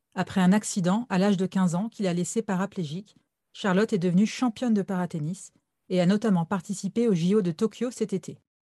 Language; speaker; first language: French; native; French